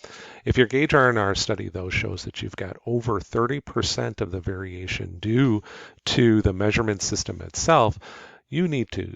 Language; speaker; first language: English; native; English